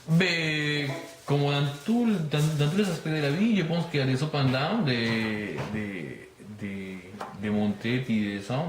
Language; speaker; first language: French; non-native, learner; Spanish